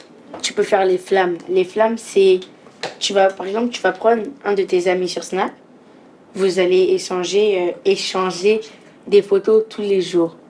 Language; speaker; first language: French; native; French